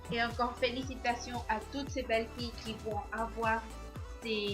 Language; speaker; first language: French; non-native, learner; Spanish